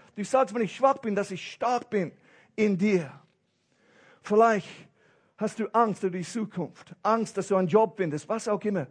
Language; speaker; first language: German; non-native, fluent; English